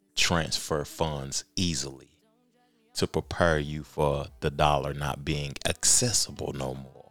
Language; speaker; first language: English; native; English